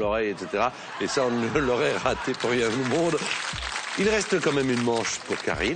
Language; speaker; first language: French; native; French